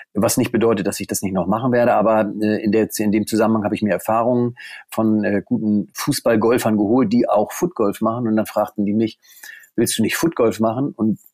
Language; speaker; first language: German; native; German